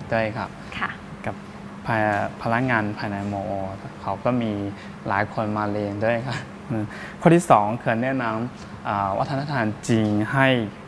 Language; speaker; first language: Thai; non-native, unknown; Chinese